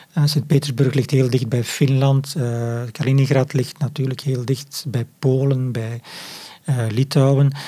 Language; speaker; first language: Dutch; native; Dutch